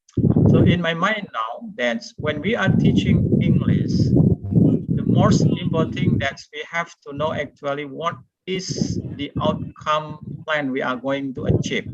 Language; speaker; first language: English; non-native, fluent; Indonesian